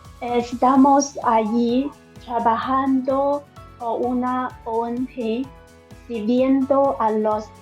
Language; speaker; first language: Spanish; non-native, learner; Chinese